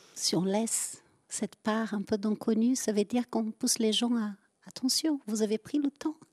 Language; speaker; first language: French; native; French